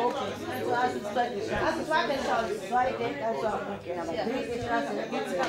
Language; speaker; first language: German; non-native, fluent; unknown